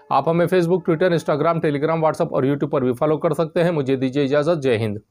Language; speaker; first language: Hindi; non-native, local second language; Urdu